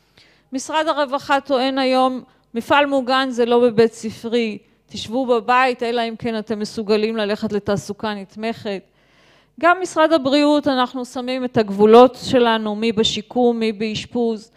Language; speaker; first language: Hebrew; native; Hebrew